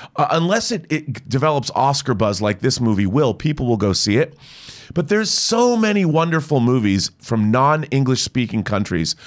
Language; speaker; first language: English; native; English